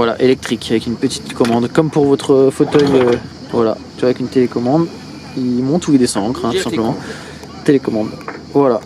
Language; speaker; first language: French; native; French